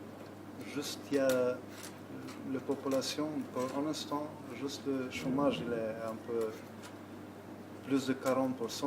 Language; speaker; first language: French; non-native, learner; Albanian